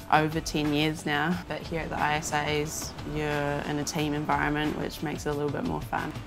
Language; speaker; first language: English; native; English